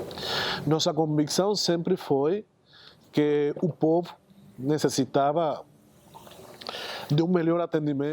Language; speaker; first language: Portuguese; non-native, fluent; Spanish